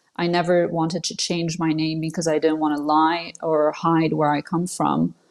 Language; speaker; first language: English; non-native, fluent; French